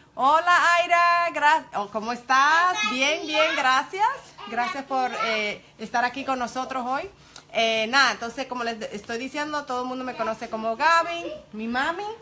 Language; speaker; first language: Spanish; early bilingual, heritage; Spanish